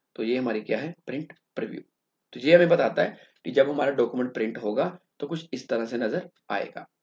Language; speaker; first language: Hindi; non-native, local second language; Punjabi